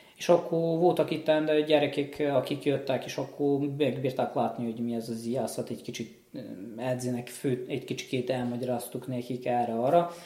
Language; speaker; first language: Hungarian; native; Hungarian